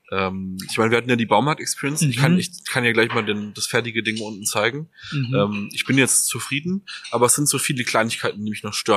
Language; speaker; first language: German; native; German